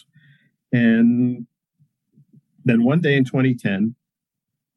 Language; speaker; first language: English; native; English